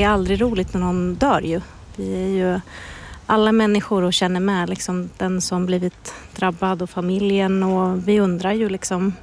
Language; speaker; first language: Swedish; native; Swedish